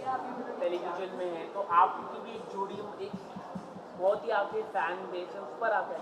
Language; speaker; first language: Hindi; native; Hindi